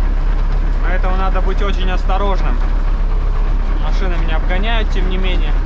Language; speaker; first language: Russian; native; Russian